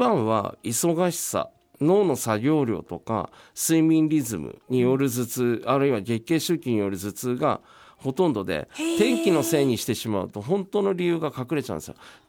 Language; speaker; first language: Japanese; native; Japanese